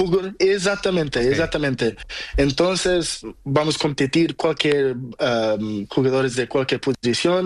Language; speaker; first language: Spanish; non-native, learner; Portuguese